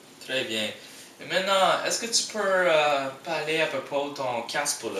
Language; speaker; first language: French; non-native, learner; English